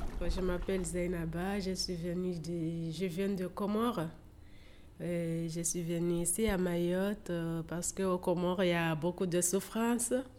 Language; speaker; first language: French; non-native, local second language; Comorian